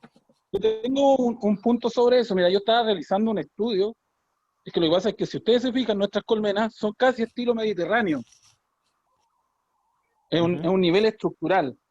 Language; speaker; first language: Spanish; native; Spanish